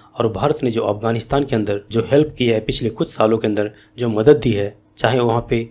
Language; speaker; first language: Urdu; native; Urdu